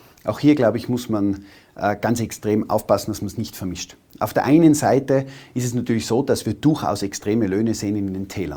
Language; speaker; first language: German; native; German